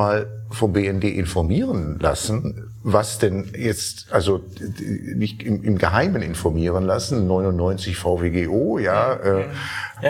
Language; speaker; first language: German; native; German